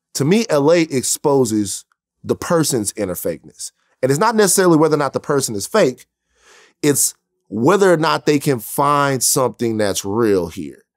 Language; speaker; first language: English; native; English